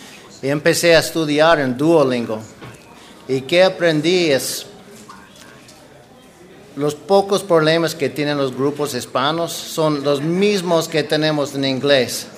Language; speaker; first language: Spanish; non-native, learner; English